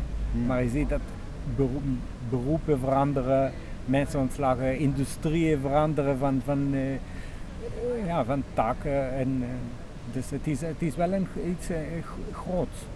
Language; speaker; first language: Dutch; non-native, learner; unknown